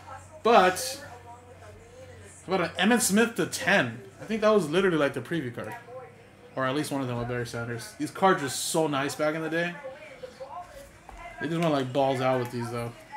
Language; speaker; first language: English; native; English